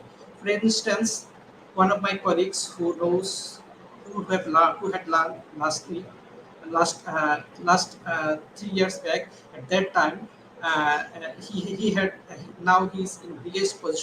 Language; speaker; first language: English; non-native, learner; Bangla